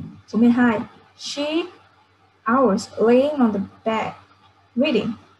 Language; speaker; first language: English; non-native, fluent; Vietnamese